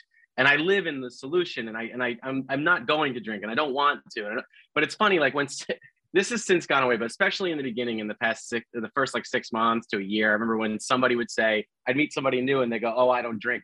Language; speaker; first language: English; native; English